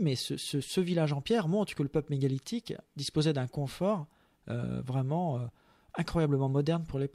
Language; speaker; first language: French; native; French